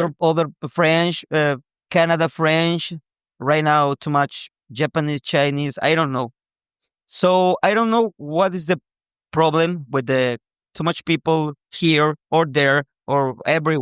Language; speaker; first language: English; non-native, local second language; Spanish